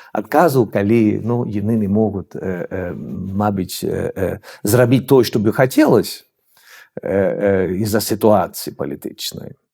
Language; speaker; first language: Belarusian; non-native, fluent; Swedish